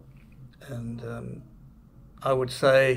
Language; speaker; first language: English; native; English